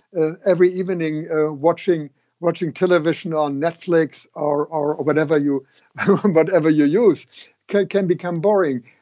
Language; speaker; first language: English; non-native, fluent; German